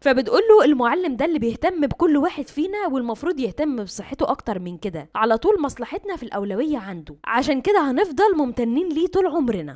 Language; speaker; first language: Arabic; native; Arabic